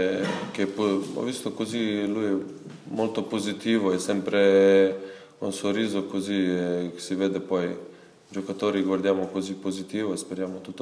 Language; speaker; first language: Italian; non-native, fluent; Serbian